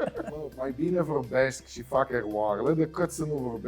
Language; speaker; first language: Romanian; non-native, fluent; Dutch